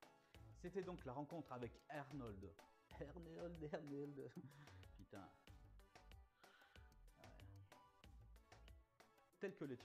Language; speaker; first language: French; native; French